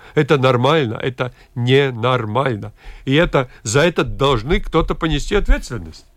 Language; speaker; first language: Russian; non-native, local second language; Latvian